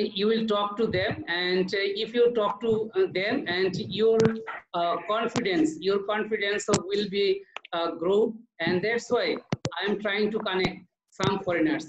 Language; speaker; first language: English; non-native, learner; Bangla